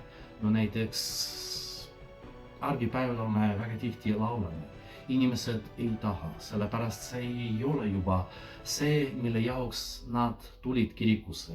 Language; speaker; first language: Estonian; non-native, fluent; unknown